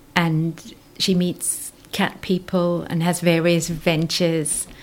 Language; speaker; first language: English; native; English